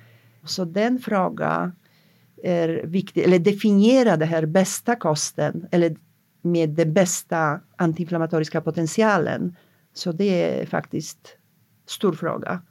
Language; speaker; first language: Swedish; non-native, fluent; Polish